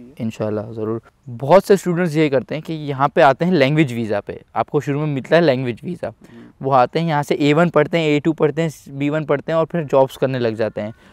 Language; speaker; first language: Urdu; non-native, local second language; Punjabi